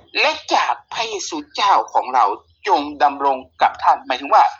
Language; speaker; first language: Thai; native; Thai